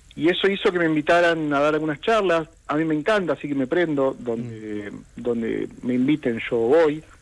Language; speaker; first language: Spanish; native; Spanish